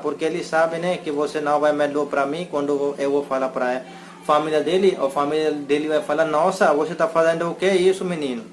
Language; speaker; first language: Portuguese; non-native, learner; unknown